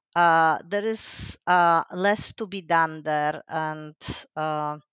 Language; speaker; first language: English; non-native, fluent; Polish